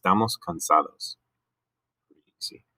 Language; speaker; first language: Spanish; non-native, fluent; English